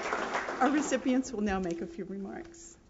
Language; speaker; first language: English; native; English